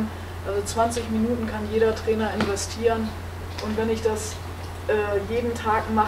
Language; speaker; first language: German; native; German